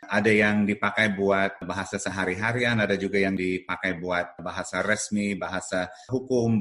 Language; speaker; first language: Indonesian; non-native, fluent; English